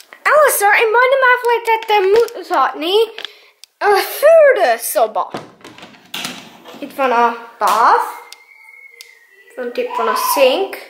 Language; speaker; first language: Hungarian; early bilingual, heritage; English